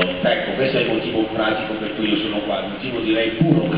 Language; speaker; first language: Italian; native; Italian